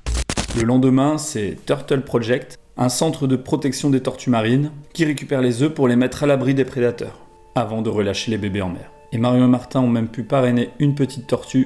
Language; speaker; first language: French; native; French